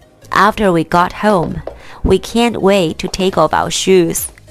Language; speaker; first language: English; non-native, fluent; Chinese